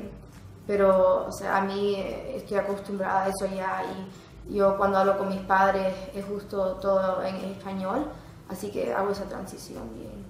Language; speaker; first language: Spanish; early bilingual, heritage; Spanish